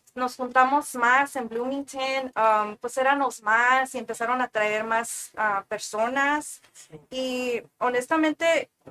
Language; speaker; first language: Spanish; early bilingual, heritage; Spanish